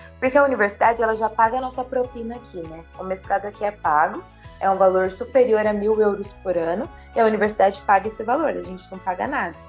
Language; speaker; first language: Portuguese; native; Portuguese